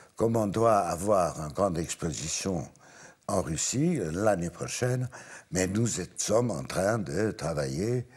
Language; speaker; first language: French; non-native, fluent; Hungarian